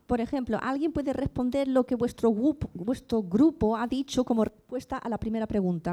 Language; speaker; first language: Spanish; native; Spanish